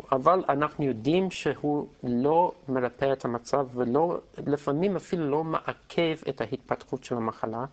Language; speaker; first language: Hebrew; non-native, fluent; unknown